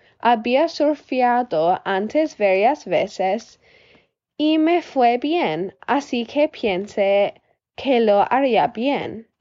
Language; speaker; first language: Spanish; non-native, learner; English